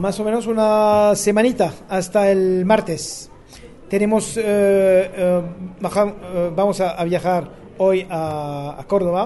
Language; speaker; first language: Spanish; non-native, fluent; French